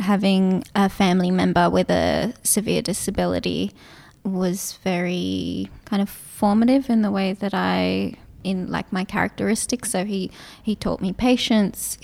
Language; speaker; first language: English; non-native, local second language; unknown